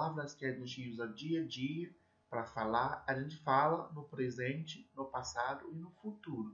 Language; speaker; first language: Portuguese; non-native, fluent; English